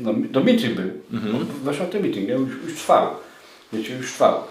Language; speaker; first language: Polish; native; Polish